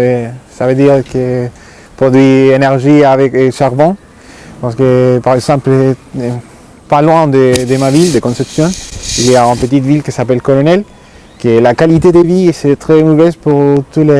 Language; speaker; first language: French; non-native, learner; Spanish